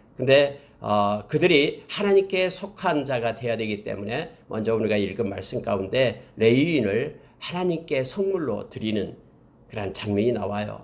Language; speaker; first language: Korean; native; Korean